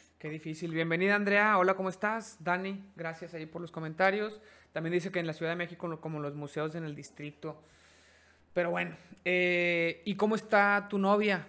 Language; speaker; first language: Spanish; native; Spanish